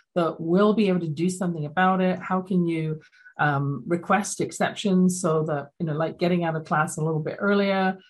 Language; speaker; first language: English; native; English